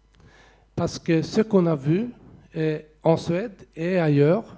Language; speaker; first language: French; non-native, fluent; Swedish